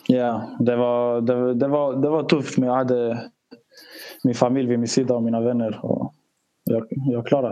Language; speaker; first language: Swedish; early bilingual, other home language; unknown